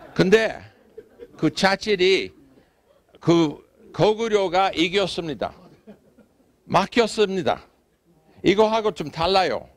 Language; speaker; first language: Korean; non-native, fluent; English